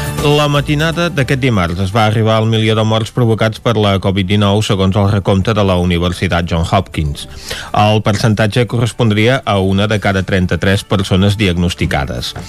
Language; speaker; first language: Catalan; native; Catalan